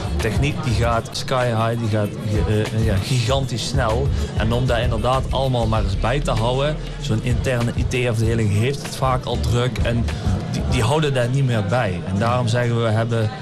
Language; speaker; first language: Dutch; native; Dutch